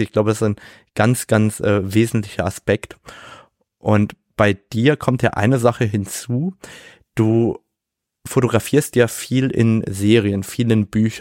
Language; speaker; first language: German; native; German